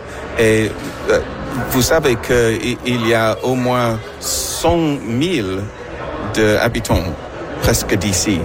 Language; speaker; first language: French; non-native, learner; English